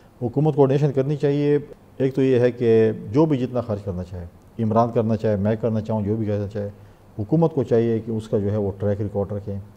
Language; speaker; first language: Urdu; non-native, local second language; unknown